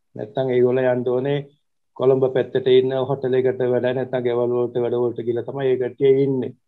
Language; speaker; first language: Sinhala; non-native, local second language; Tamil